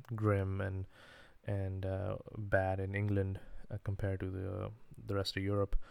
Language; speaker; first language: English; non-native, local second language; Urdu